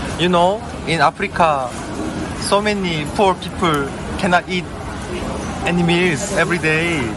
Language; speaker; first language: English; non-native, learner; Korean